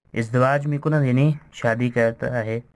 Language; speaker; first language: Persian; non-native, fluent; Urdu